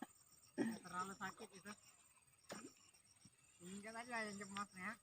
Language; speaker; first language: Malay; non-native, local second language; Javanese